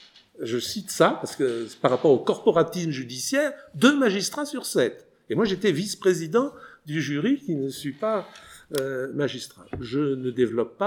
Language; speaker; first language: French; native; French